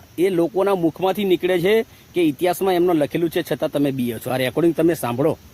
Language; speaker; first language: Gujarati; native; Gujarati